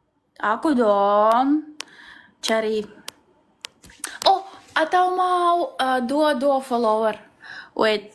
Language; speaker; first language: Indonesian; non-native, learner; Russian